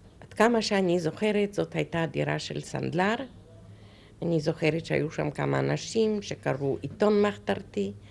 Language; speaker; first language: Hebrew; non-native, fluent; Polish